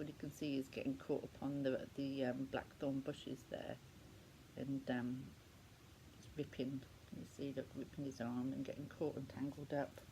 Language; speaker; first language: English; native; English